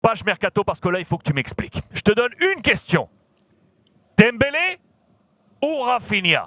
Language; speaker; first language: French; native; French